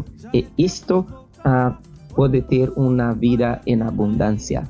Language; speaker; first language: Spanish; non-native, fluent; Portuguese